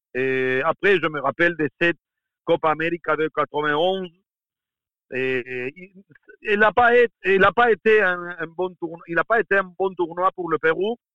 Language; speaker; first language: French; non-native, fluent; Spanish